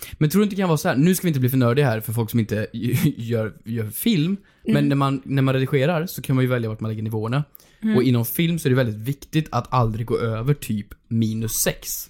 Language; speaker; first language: Swedish; native; Swedish